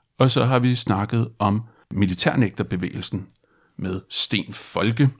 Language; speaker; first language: Danish; native; Danish